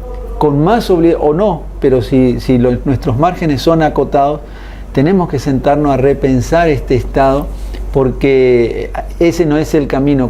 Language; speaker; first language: Spanish; native; Spanish